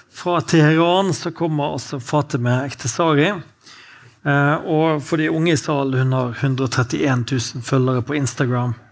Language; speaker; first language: Norwegian; native; Norwegian